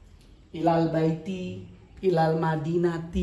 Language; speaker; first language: Arabic; non-native, fluent; Indonesian